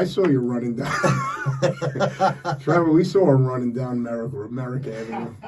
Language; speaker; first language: English; native; English